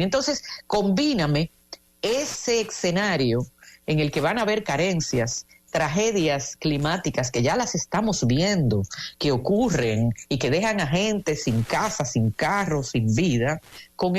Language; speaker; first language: Spanish; native; Spanish